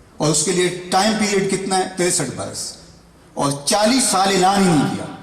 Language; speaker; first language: Urdu; non-native, local second language; Punjabi